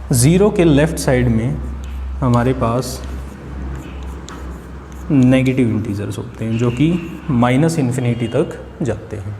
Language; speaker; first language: Hindi; native; Hindi